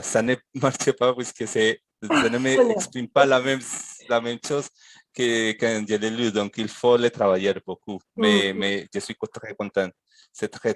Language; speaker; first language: French; non-native, fluent; Spanish